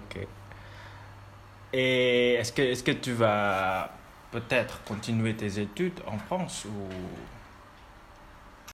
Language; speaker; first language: French; non-native, learner; Indonesian